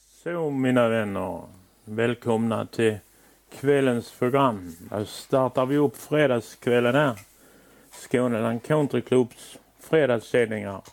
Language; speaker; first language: Swedish; native; Swedish